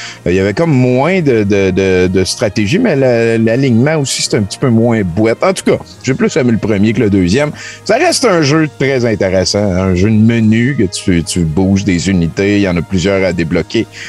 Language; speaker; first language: French; native; French